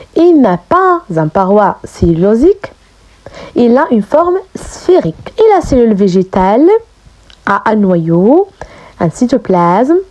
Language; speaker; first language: French; non-native, local second language; Arabic